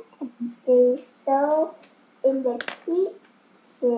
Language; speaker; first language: English; non-native, learner; Vietnamese